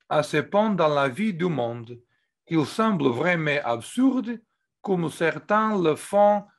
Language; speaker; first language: French; non-native, fluent; Portuguese